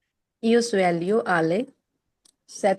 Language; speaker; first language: Italian; non-native, learner; Punjabi